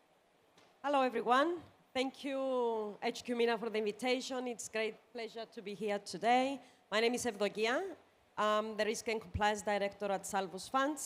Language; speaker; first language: English; non-native, fluent; Greek